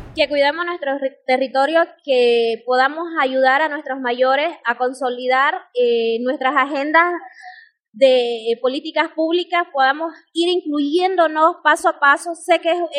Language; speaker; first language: Spanish; native; Spanish